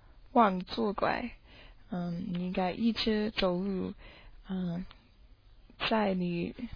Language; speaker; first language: Chinese; non-native, learner; English